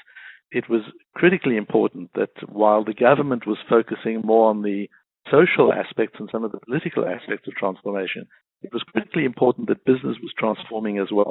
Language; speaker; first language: English; native; English